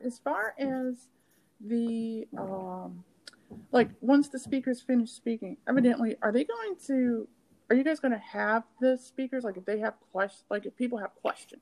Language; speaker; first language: English; native; English